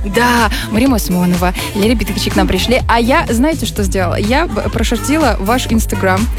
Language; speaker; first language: Russian; native; Russian